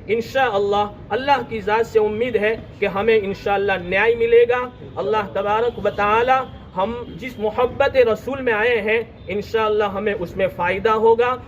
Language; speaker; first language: Urdu; non-native, local second language; Gujarati